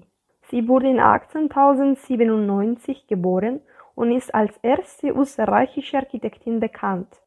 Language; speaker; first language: German; non-native, learner; Spanish